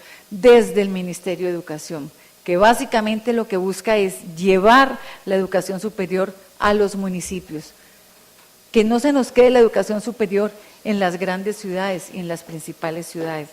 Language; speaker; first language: Spanish; native; Spanish